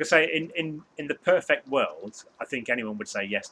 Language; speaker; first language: English; native; English